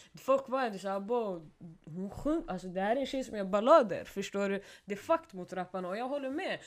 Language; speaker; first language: Swedish; early bilingual, other home language; Somali